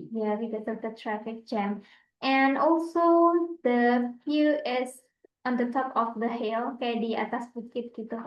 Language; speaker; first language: English; non-native, fluent; Indonesian